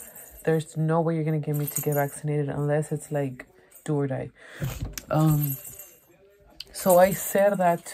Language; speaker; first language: English; early bilingual, other home language; Spanish